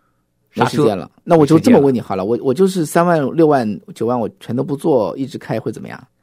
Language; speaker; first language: Chinese; native; Chinese